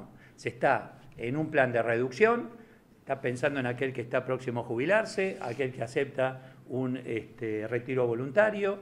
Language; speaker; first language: Spanish; native; Spanish